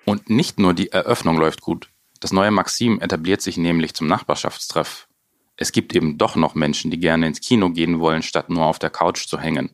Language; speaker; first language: German; native; German